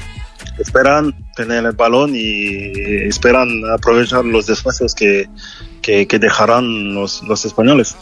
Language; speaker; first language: Spanish; non-native, fluent; French